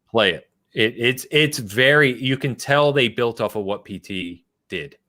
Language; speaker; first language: English; native; English